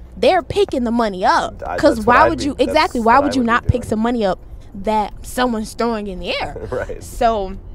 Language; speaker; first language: English; native; English